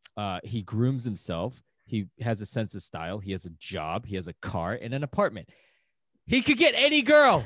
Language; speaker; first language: English; native; English